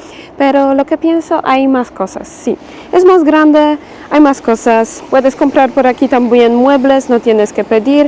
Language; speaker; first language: Spanish; non-native, fluent; Polish